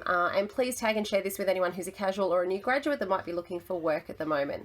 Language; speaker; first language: English; native; English